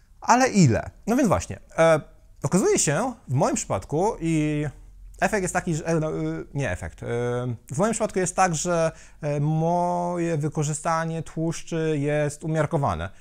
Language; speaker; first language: Polish; native; Polish